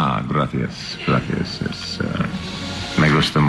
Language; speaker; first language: Spanish; non-native, learner; English